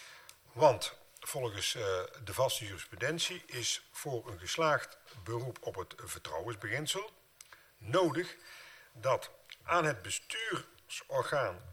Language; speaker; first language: Dutch; native; Dutch